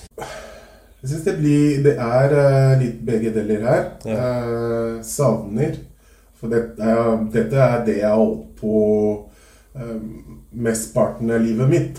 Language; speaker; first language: Norwegian; non-native, fluent; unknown